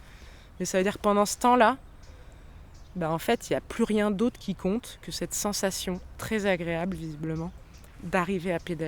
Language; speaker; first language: French; native; French